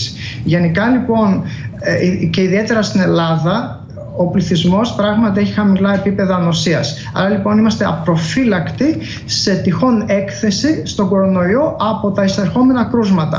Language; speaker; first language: Greek; native; Greek